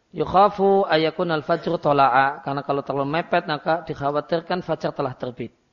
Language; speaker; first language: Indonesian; non-native, local second language; Javanese